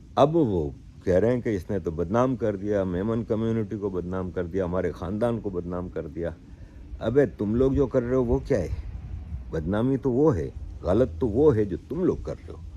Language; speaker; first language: Urdu; native; Urdu